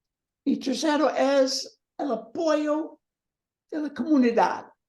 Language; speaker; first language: Portuguese; non-native, learner; English